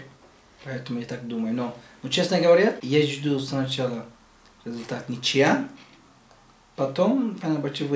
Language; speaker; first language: Russian; non-native, fluent; Turkish